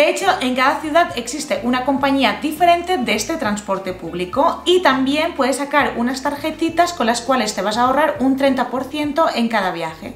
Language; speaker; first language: Spanish; native; Spanish